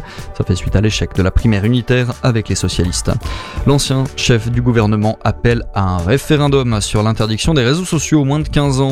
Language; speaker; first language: French; native; French